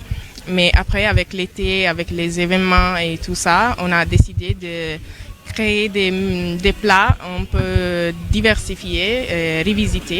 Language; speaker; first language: French; non-native, local second language; Serer